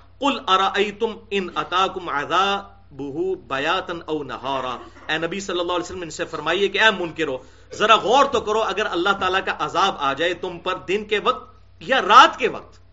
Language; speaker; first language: Urdu; non-native, local second language; Punjabi